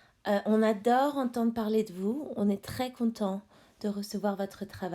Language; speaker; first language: French; non-native, fluent; English